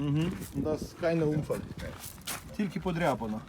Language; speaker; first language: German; non-native, learner; Ukrainian